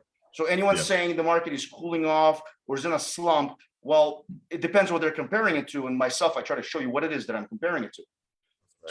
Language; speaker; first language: English; native; English